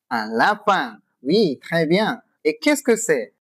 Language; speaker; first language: French; non-native, fluent; Spanish